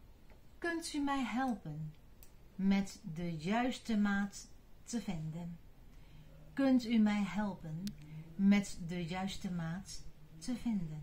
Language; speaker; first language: Dutch; non-native, fluent; Chinese